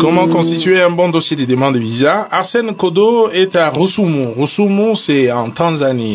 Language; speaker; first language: French; non-native, local second language; Lingala